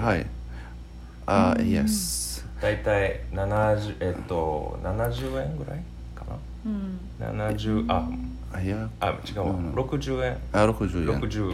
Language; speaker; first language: Japanese; non-native, learner; Arabic